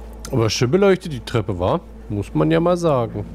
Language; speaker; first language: German; native; German